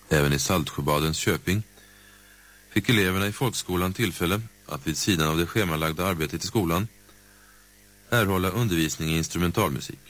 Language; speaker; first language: Swedish; native; Swedish